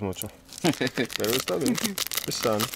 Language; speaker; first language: Spanish; non-native, learner; English